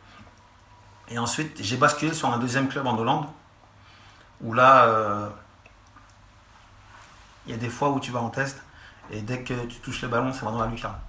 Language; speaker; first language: French; native; French